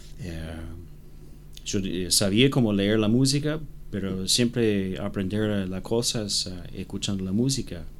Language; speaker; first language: Spanish; non-native, learner; English